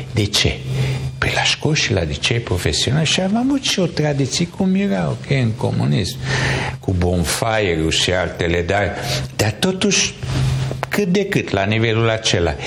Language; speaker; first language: Romanian; non-native, local second language; Hungarian